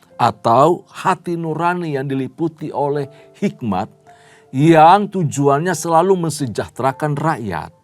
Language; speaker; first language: Indonesian; native; Indonesian